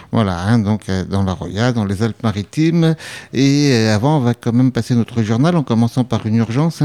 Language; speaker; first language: French; native; French